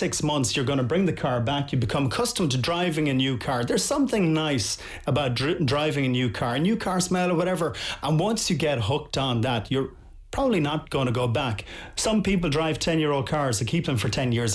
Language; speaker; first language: English; native; English